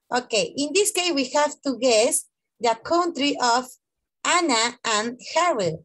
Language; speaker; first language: English; non-native, fluent; Spanish